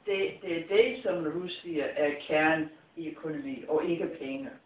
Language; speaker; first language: Danish; non-native, fluent; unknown